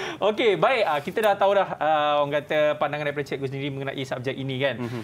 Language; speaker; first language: Malay; native; Malay